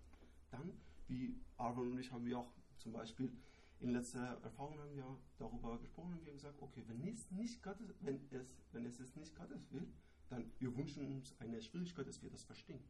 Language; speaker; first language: German; non-native, learner; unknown